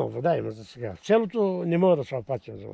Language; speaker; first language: Bulgarian; native; Bulgarian